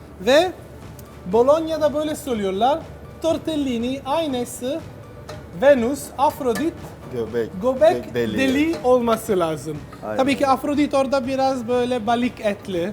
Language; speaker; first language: Turkish; non-native, learner; Italian